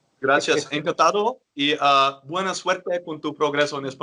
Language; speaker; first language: Spanish; non-native, fluent; Dutch